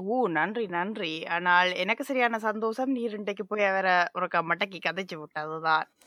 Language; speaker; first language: Tamil; early bilingual, heritage; Tamil